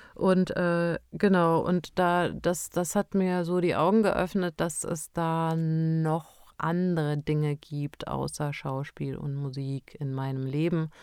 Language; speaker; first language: German; early bilingual, other home language; Romanian